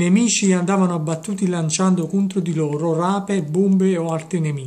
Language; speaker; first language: Italian; native; Italian